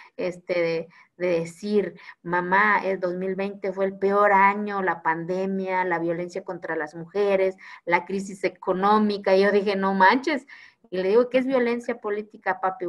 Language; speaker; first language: Spanish; non-native, local second language; Zapotec